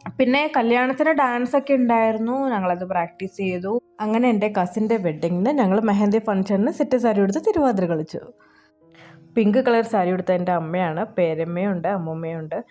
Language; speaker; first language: Malayalam; early bilingual, heritage; Malayalam